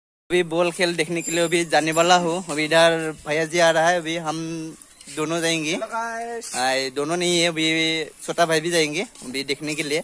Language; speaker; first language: Hindi; non-native, local second language; Bodo